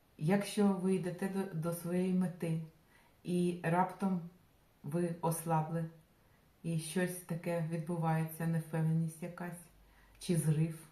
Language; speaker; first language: Ukrainian; non-native, local second language; Russian